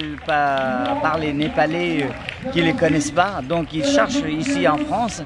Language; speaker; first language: French; non-native, fluent; Nepali